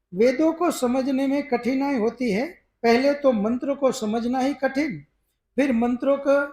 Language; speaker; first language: Hindi; non-native, local second language; Gujarati